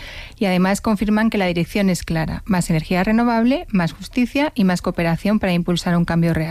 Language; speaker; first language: Spanish; native; Spanish